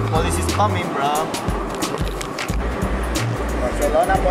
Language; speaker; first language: English; non-native, learner; Spanish